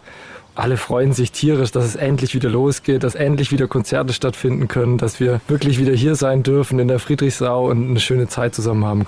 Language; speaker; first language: German; native; German